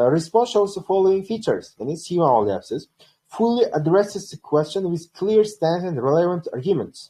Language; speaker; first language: English; non-native, fluent; Uzbek